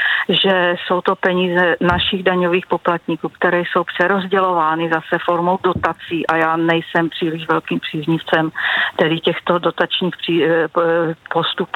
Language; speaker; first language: Czech; native; Czech